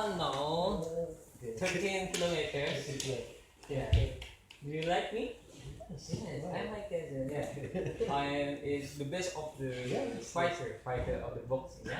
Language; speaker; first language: English; non-native, learner; Indonesian